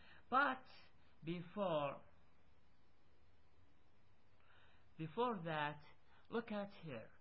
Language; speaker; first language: English; non-native, fluent; Arabic